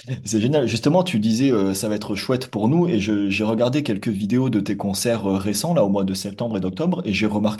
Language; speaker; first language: French; native; French